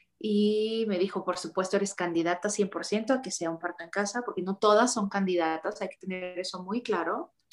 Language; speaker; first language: Spanish; native; Spanish